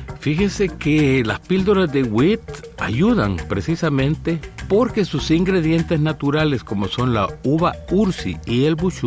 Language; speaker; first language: Spanish; native; Spanish